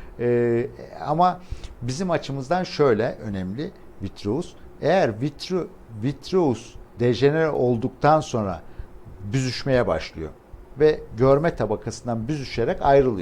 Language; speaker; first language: Turkish; native; Turkish